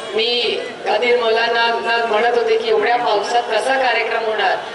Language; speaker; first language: Hindi; non-native, local second language; Marathi